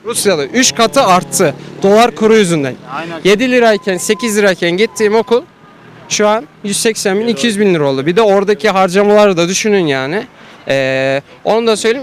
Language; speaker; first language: Turkish; native; Turkish